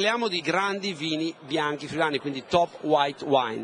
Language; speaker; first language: Italian; native; Italian